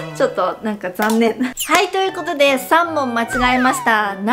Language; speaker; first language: Japanese; non-native, fluent; Chinese